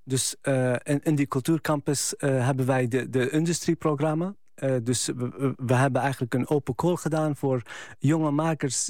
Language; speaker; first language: Dutch; non-native, fluent; Arabic